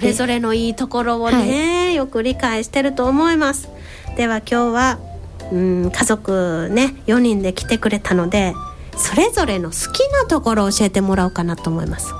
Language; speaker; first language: Japanese; native; Japanese